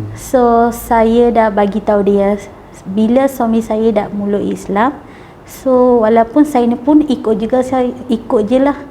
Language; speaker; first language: Malay; non-native, local second language; Tamil